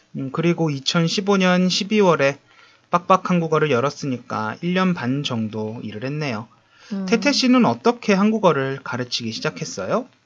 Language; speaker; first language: Korean; native; Korean